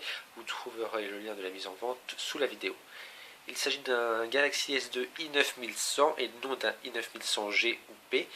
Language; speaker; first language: French; native; French